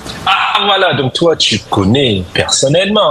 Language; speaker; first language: French; non-native, fluent; English